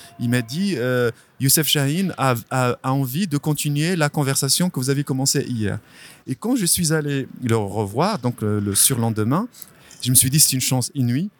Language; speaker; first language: French; non-native, local second language; Arabic